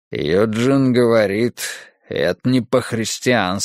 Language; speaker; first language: Russian; native; Russian